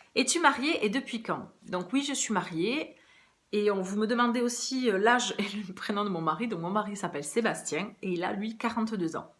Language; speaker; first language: French; early bilingual, other home language; Portuguese